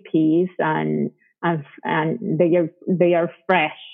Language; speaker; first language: English; non-native, fluent; Spanish